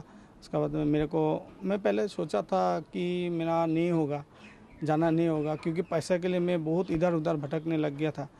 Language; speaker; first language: Hindi; non-native, local second language; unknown